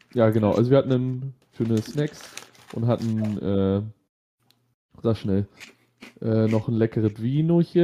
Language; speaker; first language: German; native; German